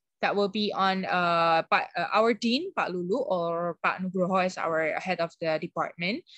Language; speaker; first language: English; non-native, fluent; Indonesian